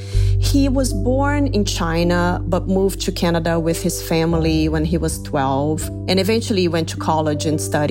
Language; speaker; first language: English; non-native, fluent; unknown